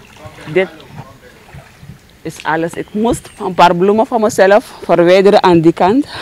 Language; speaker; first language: Dutch; non-native, local second language; Sranan Tongo